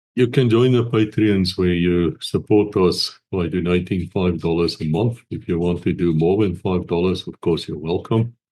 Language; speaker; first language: English; non-native, local second language; Afrikaans